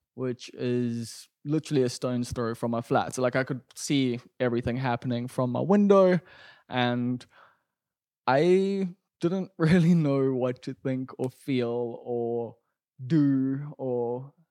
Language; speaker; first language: English; native; English